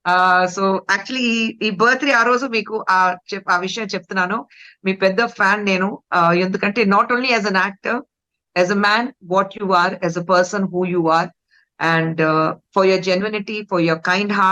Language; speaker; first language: Telugu; non-native, fluent; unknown